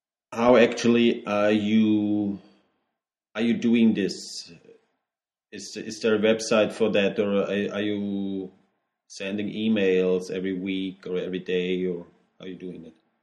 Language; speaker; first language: English; non-native, learner; German